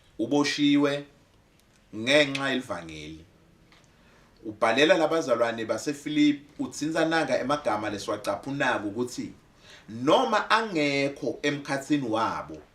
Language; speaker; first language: Zulu; non-native, local second language; Swati